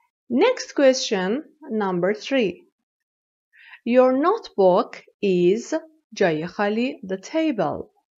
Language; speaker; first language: English; non-native, fluent; Persian